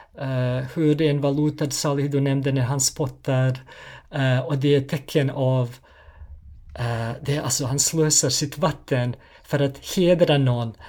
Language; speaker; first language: Swedish; non-native, fluent; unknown